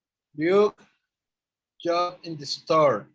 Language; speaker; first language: English; non-native, learner; Spanish